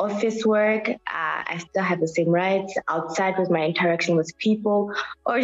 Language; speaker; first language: English; non-native, local second language; Southern Sotho